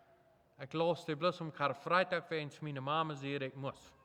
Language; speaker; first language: German; non-native, local second language; Plautdietsch